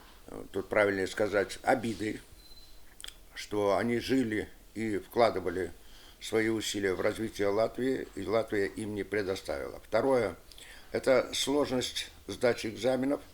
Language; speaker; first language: Russian; native; Russian